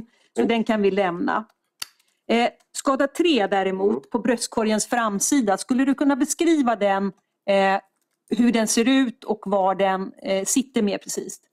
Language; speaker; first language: Swedish; native; Swedish